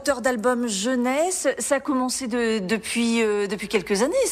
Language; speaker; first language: French; native; French